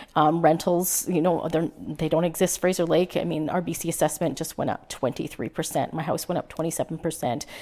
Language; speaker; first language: English; native; English